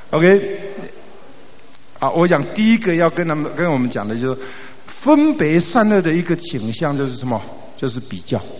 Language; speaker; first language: Chinese; native; Chinese